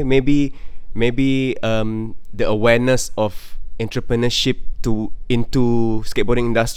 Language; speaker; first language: English; non-native, local second language; Malay